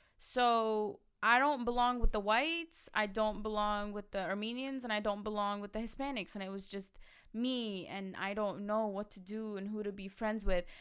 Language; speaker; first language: English; early bilingual, other home language; Arabic